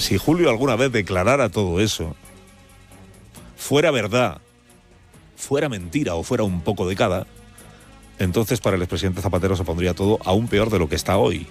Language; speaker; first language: Spanish; native; Spanish